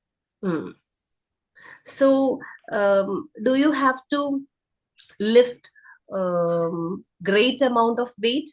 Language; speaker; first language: English; non-native, fluent; Malayalam